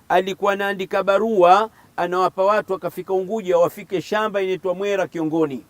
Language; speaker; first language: Swahili; native; Swahili